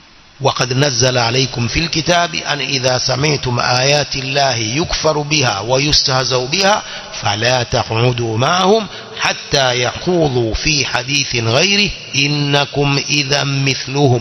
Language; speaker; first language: Arabic; non-native, fluent; Swahili